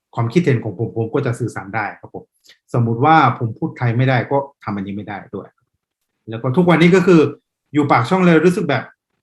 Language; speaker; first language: Thai; non-native, fluent; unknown